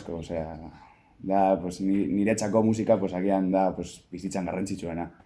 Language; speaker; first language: Basque; non-native, local second language; Spanish